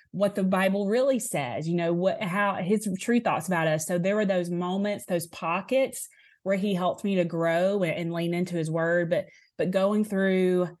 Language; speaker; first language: English; native; English